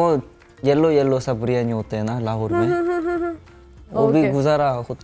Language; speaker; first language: Hindi; non-native, learner; Korean